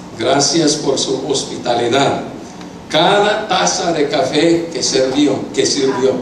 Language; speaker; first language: Spanish; non-native, fluent; English